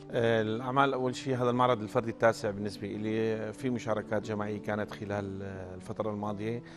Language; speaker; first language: Arabic; native; Arabic